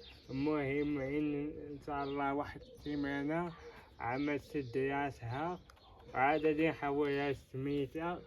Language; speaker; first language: Arabic; native; Arabic